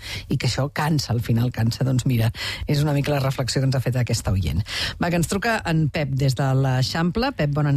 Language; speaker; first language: Catalan; native; Catalan